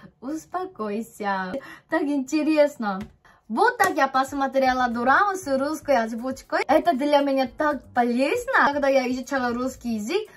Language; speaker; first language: Russian; non-native, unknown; Korean